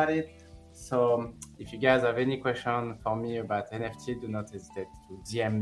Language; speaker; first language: English; non-native, fluent; French